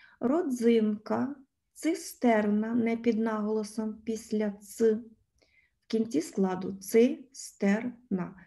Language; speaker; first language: Ukrainian; native; Ukrainian